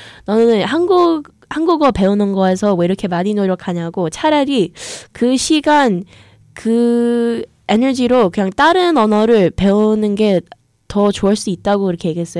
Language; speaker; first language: Korean; early bilingual, heritage; English